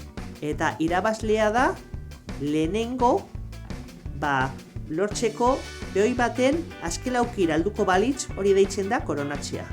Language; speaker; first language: Basque; non-native, local second language; Spanish